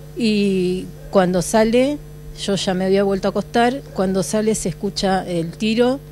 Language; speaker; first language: Spanish; native; Spanish